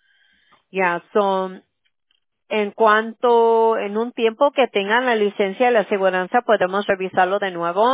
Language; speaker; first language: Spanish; early bilingual, other home language; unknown